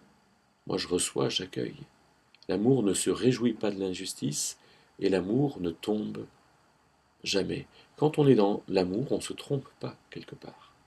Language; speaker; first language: French; native; French